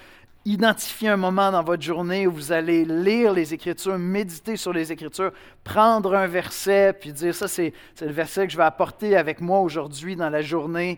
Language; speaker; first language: French; native; French